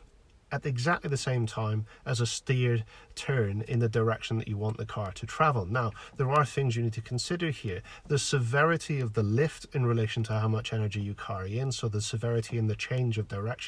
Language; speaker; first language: English; native; English